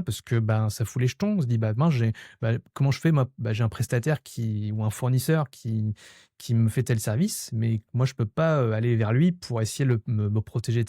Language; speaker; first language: French; native; French